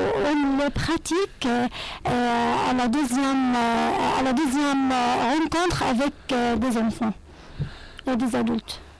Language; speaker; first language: French; non-native, fluent; Arabic